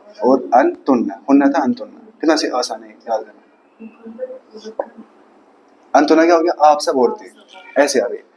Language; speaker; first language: Urdu; native; Urdu